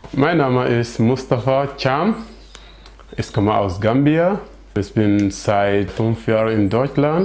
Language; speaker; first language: German; non-native, learner; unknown